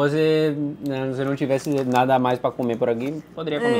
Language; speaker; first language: Portuguese; native; Portuguese